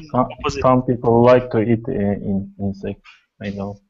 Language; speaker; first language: English; non-native, learner; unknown